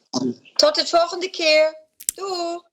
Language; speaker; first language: Dutch; early bilingual, heritage; German